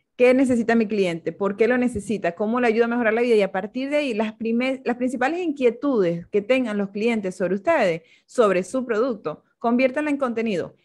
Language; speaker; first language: Spanish; native; Spanish